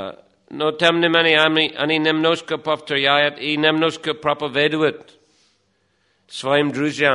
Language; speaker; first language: Russian; non-native, fluent; English